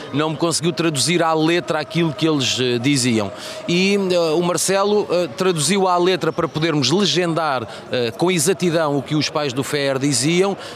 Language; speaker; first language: Portuguese; native; Portuguese